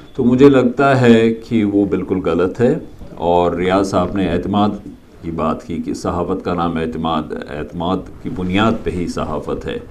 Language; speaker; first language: Urdu; non-native, local second language; Kashmiri